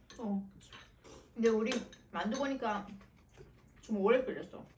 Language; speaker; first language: Korean; non-native, fluent; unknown